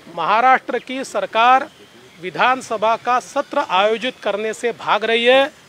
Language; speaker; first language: Hindi; non-native, local second language; Marathi